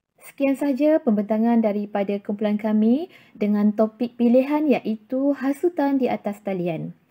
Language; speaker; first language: Malay; native; Malay